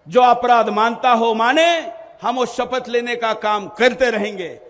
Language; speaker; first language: Hindi; non-native, local second language; Marathi